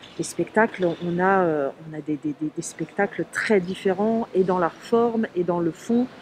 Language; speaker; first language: French; native; French